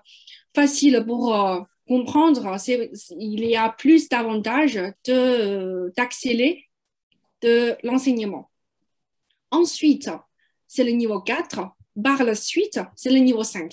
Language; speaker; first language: French; non-native, fluent; Chinese